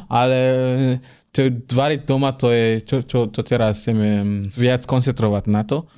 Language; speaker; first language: Slovak; non-native, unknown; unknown